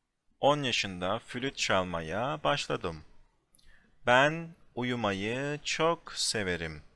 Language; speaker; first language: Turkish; non-native, fluent; English